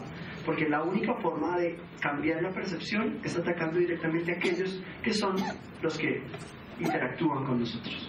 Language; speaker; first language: Spanish; native; Spanish